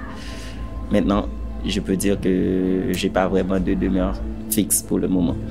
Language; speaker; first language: French; non-native, local second language; Haitian Creole